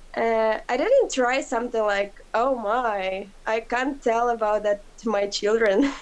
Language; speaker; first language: English; non-native, fluent; Ukrainian